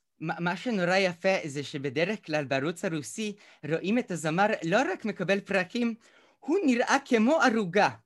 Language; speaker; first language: Hebrew; early bilingual, other home language; Russian